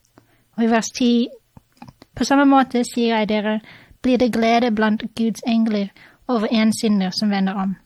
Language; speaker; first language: Norwegian; non-native, fluent; English